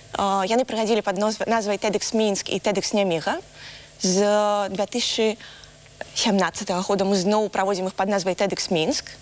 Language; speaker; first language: Belarusian; non-native, local second language; Russian